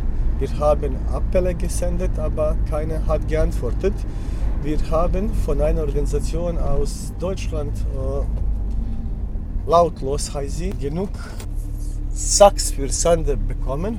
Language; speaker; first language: German; non-native, learner; Bosnian